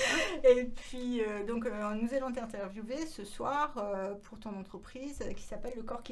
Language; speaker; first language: French; native; French